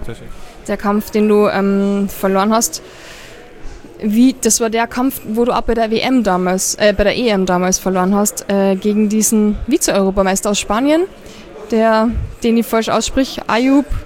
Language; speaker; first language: German; native; German